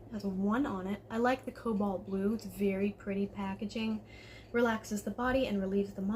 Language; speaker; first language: English; native; English